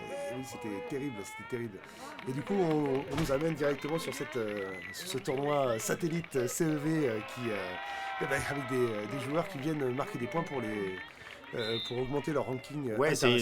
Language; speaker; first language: French; native; French